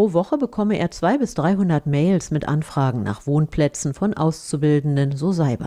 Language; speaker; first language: German; native; German